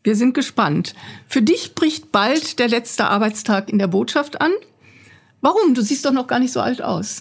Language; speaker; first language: German; native; German